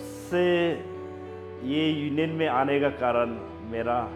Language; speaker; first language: Hindi; non-native, local second language; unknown